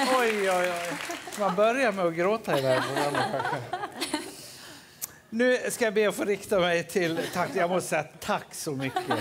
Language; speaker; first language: Swedish; native; Swedish